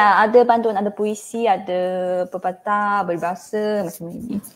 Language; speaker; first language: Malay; non-native, fluent; Chinese